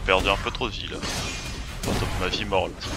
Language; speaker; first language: French; native; French